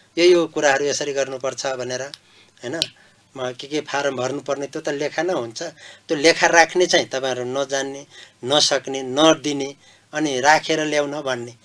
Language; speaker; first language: Nepali; non-native, local second language; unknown